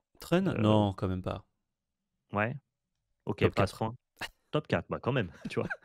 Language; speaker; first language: French; native; French